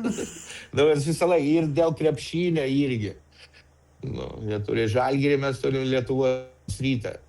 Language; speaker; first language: Lithuanian; non-native, local second language; Russian